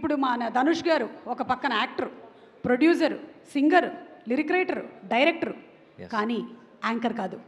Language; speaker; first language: Telugu; native; Telugu